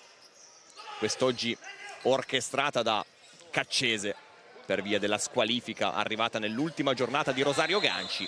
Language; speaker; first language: Italian; native; Italian